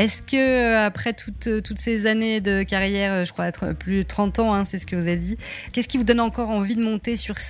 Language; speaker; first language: French; native; French